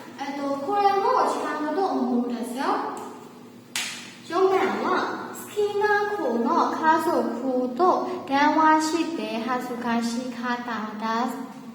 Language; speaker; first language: Japanese; non-native, learner; Burmese